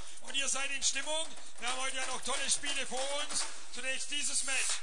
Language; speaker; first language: German; native; German